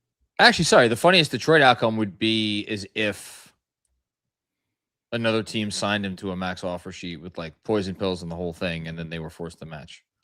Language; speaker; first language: English; native; English